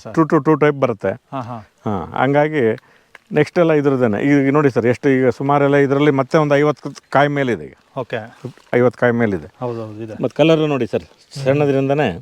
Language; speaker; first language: Kannada; native; Kannada